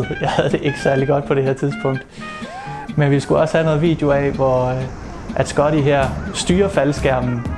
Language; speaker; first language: Danish; native; Danish